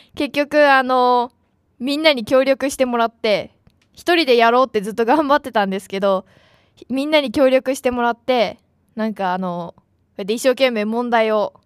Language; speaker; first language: Japanese; native; Japanese